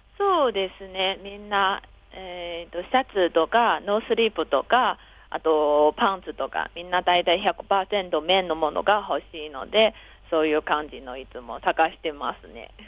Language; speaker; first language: Japanese; non-native, fluent; Chinese